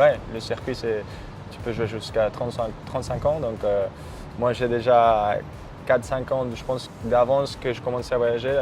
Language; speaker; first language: French; native; French